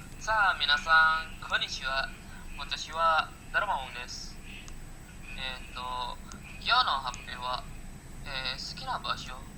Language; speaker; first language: Japanese; non-native, learner; Indonesian